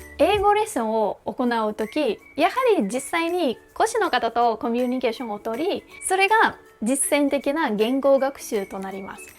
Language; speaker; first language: Japanese; non-native, fluent; Russian